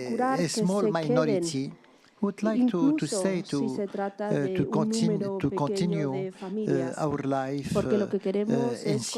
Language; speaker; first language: English; non-native, fluent; Arabic